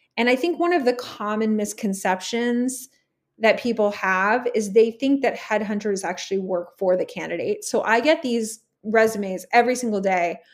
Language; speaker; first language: English; native; English